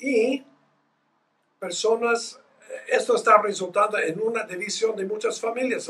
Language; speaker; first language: Spanish; non-native, fluent; English